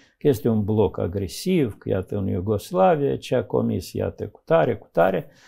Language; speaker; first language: Romanian; native; Romanian